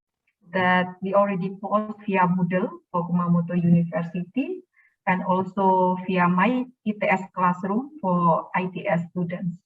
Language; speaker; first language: English; non-native, fluent; Indonesian